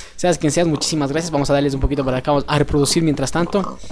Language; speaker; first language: Spanish; native; Spanish